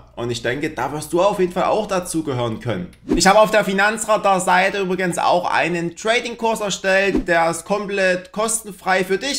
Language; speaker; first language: German; native; German